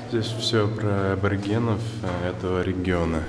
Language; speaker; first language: Russian; non-native, fluent; English